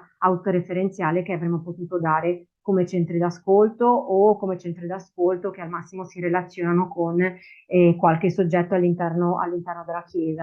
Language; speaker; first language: Italian; native; Italian